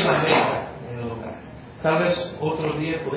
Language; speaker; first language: Spanish; non-native, fluent; English